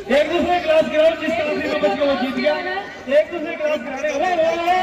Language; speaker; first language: Hindi; native; Hindi